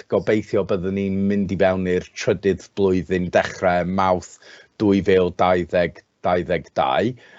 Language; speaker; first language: Welsh; non-native, local second language; English